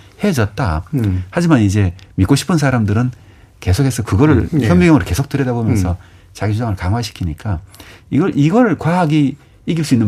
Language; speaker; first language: Korean; native; Korean